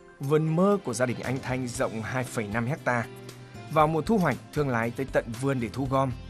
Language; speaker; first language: Vietnamese; native; Vietnamese